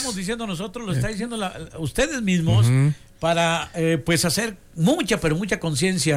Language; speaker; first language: Spanish; native; Spanish